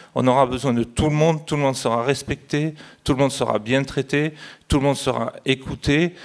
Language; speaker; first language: French; native; French